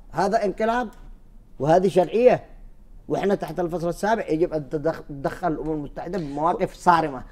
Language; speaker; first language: Arabic; native; Arabic